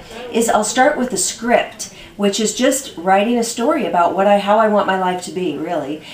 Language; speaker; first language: English; native; English